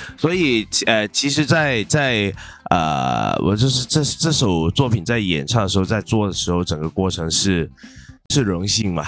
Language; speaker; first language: Chinese; non-native, local second language; Cantonese